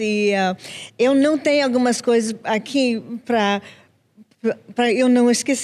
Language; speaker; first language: Portuguese; non-native, fluent; English